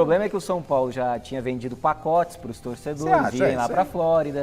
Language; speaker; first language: Portuguese; native; Portuguese